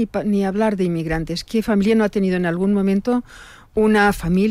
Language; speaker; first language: Spanish; native; Spanish